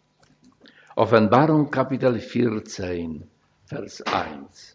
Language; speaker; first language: German; non-native, fluent; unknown